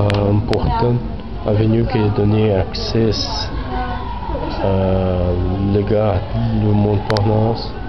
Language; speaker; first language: French; non-native, learner; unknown